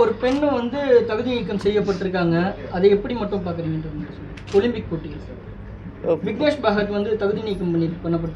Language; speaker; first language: Tamil; native; Tamil